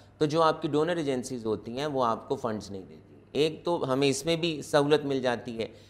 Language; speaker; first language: Urdu; non-native, local second language; Punjabi